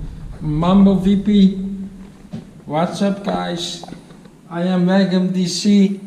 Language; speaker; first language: English; non-native, learner; Dutch